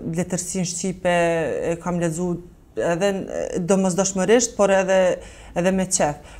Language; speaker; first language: Albanian; native; Albanian